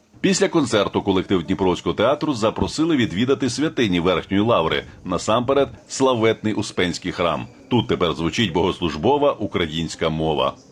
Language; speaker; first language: Ukrainian; native; Ukrainian